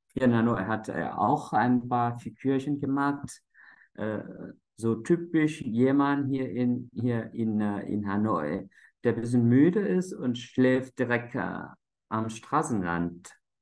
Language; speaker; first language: German; non-native, fluent; Vietnamese